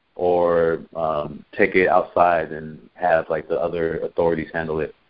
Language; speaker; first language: English; native; English